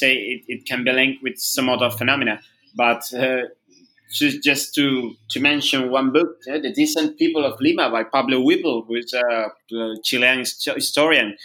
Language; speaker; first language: English; non-native, fluent; Spanish